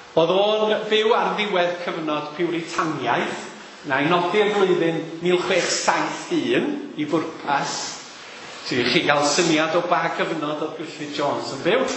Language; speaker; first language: Welsh; native; Welsh